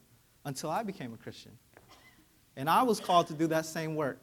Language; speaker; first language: English; early bilingual, other home language; Vietnamese